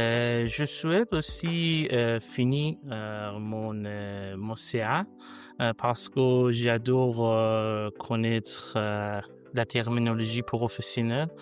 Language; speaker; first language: French; non-native, learner; Persian